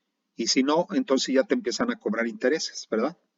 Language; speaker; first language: Spanish; native; Spanish